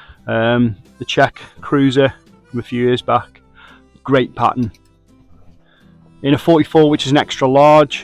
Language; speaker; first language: English; native; English